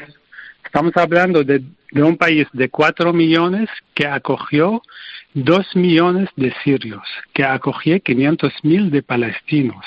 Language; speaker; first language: Spanish; non-native, fluent; Arabic